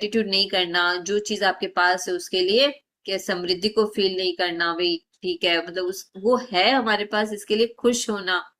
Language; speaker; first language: Hindi; native; Hindi